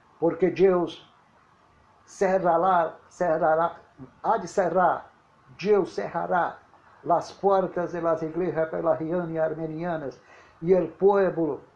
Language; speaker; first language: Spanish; non-native, learner; Portuguese